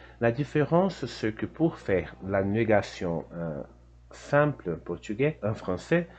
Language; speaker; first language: French; non-native, fluent; Portuguese